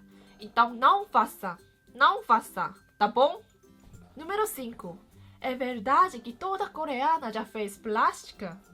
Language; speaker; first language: Portuguese; non-native, fluent; Korean